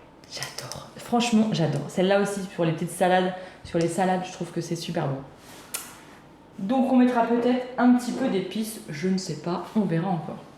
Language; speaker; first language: French; native; French